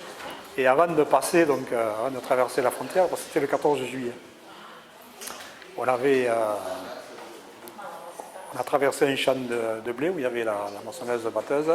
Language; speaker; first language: French; early bilingual, other home language; Catalan